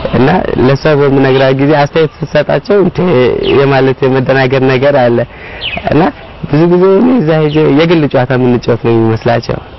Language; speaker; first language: Amharic; non-native, local second language; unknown